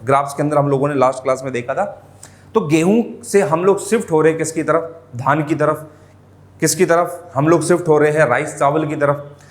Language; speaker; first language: Hindi; native; Hindi